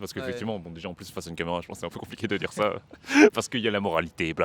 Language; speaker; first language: French; native; French